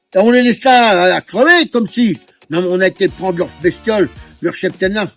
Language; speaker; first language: French; native; French